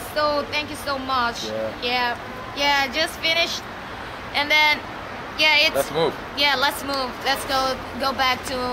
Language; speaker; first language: English; non-native, learner; Korean